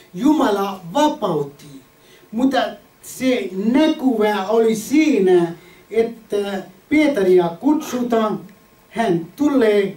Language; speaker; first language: Finnish; non-native, fluent; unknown